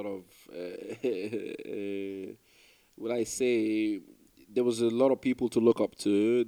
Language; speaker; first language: English; non-native, local second language; Igbo